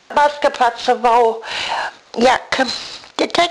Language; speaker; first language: Belarusian; non-native, learner; English